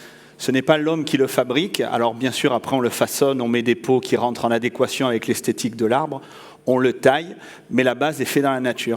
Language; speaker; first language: French; native; French